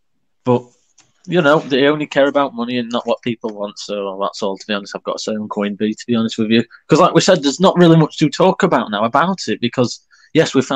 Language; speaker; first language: English; native; English